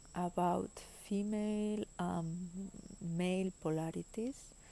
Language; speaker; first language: English; non-native, fluent; Spanish